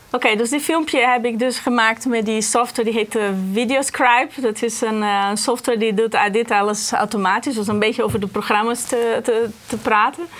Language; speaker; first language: Dutch; non-native, fluent; Portuguese